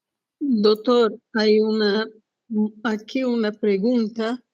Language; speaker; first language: Spanish; non-native, learner; Portuguese